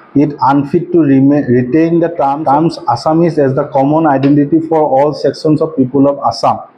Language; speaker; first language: English; non-native, local second language; Assamese